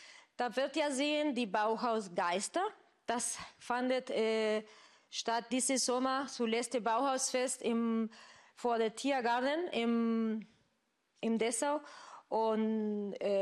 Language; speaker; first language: German; non-native, fluent; Spanish